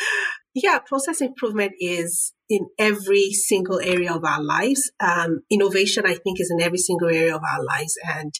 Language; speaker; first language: English; non-native, local second language; Yoruba